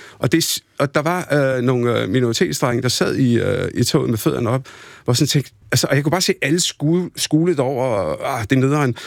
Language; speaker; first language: Danish; early bilingual, other home language; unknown